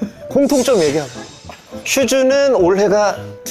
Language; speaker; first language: Korean; native; Korean